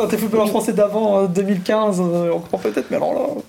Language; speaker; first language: French; native; French